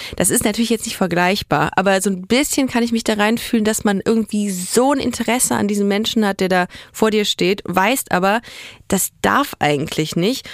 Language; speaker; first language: German; native; German